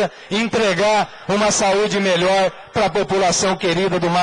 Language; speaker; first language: Portuguese; native; Portuguese